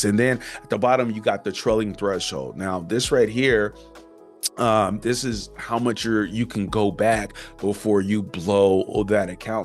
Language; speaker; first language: English; native; English